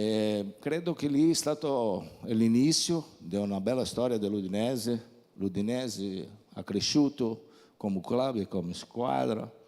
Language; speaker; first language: Italian; non-native, fluent; Portuguese